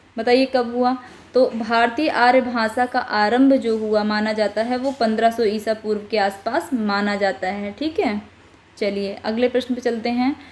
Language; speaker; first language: Hindi; native; Hindi